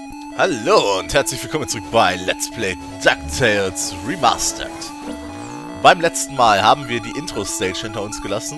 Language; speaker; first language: German; native; German